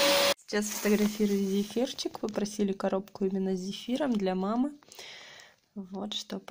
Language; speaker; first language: Russian; native; Russian